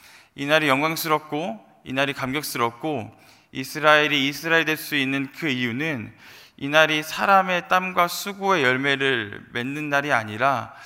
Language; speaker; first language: Korean; native; Korean